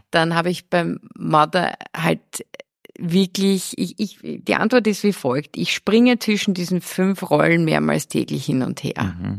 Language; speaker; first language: German; early bilingual, heritage; German